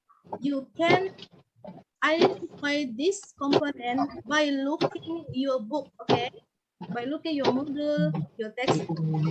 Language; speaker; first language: English; non-native, learner; Indonesian